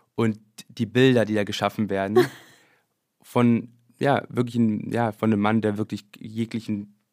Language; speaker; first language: German; early bilingual, other home language; English